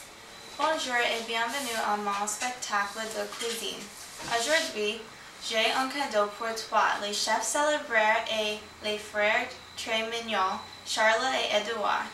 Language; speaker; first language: French; non-native, learner; English